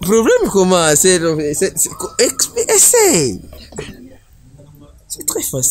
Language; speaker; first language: French; non-native, local second language; Rundi